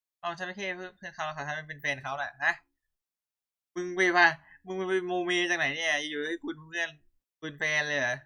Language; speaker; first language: Thai; native; Thai